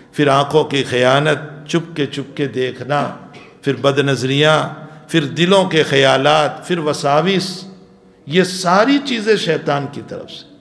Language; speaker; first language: Urdu; non-native, local second language; Gujarati